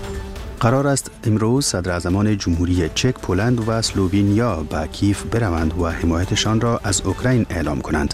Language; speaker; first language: Persian; native; Persian